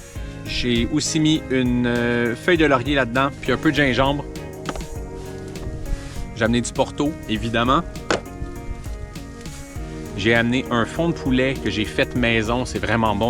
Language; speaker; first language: French; native; French